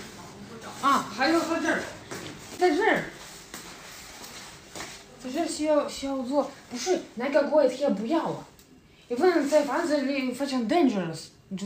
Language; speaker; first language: Chinese; non-native, learner; Russian